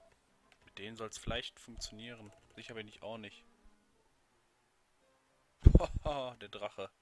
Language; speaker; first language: German; native; German